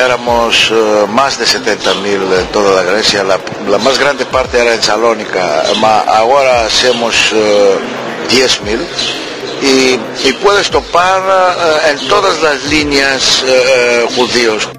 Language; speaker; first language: Spanish; early bilingual, heritage; Ladino